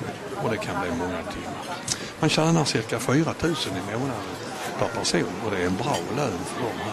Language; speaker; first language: Swedish; native; Swedish